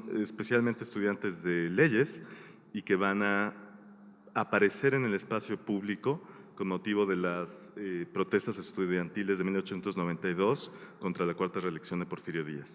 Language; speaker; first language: Spanish; native; Spanish